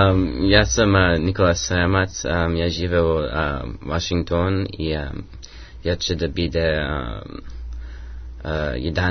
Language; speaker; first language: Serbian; early bilingual, heritage; English